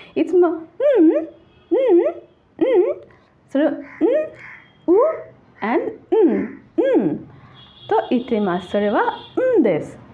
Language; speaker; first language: Japanese; non-native, learner; Bangla